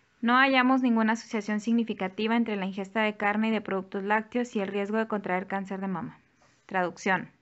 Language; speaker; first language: Spanish; native; Spanish